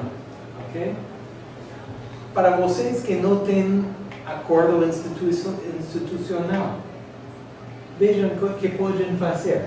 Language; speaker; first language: Portuguese; non-native, fluent; English